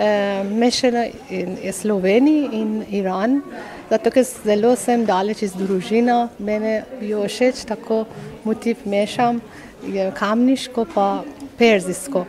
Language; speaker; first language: Slovenian; non-native, learner; Persian